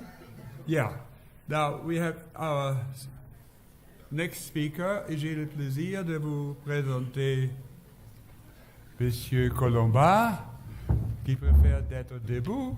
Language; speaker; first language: French; non-native, fluent; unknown